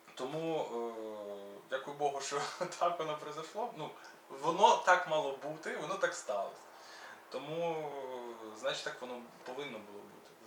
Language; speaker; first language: Ukrainian; native; Ukrainian